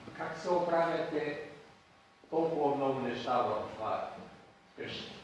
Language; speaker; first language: Bulgarian; non-native, fluent; French